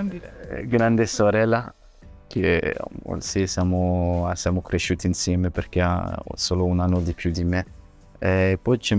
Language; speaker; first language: Italian; non-native, fluent; French